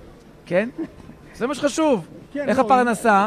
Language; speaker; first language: Hebrew; native; Hebrew